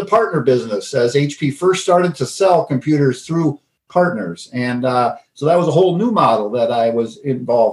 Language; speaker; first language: English; native; English